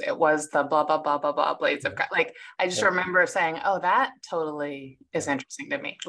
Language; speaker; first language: English; native; English